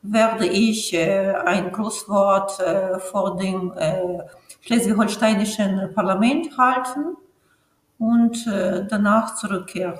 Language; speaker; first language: German; non-native, fluent; Ukrainian